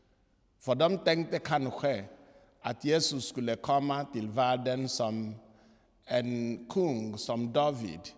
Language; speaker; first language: Swedish; non-native, fluent; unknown